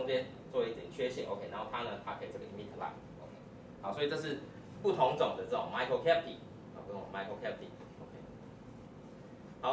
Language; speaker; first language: Chinese; native; Chinese